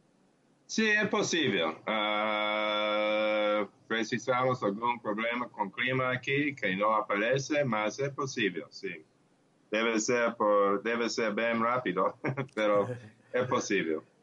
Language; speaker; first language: Portuguese; non-native, learner; English